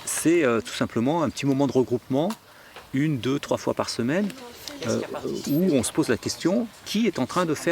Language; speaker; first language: French; native; French